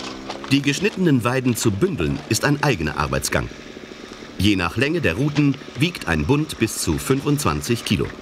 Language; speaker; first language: German; native; German